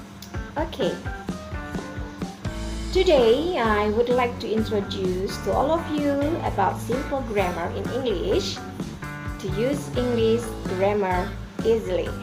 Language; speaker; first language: English; non-native, learner; Indonesian